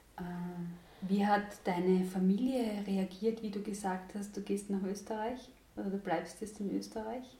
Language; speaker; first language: German; native; German